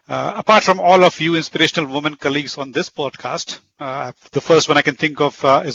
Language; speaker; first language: English; non-native, local second language; Hindi